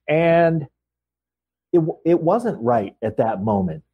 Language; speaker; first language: English; native; English